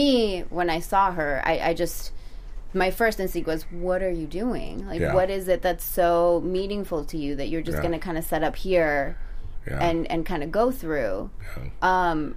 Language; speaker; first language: English; early bilingual, other home language; Spanish